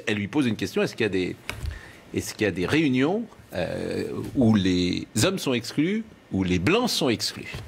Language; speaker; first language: French; native; French